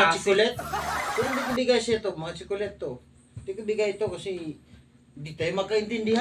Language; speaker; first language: Filipino; non-native, local second language; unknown